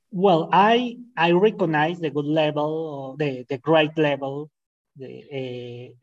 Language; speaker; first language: English; non-native, fluent; Spanish